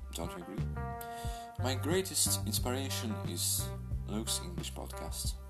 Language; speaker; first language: English; non-native, fluent; Russian